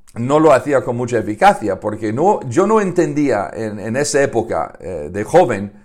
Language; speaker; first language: Spanish; non-native, fluent; English